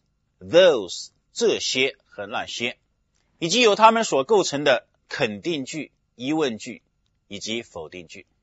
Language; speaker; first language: Chinese; native; Chinese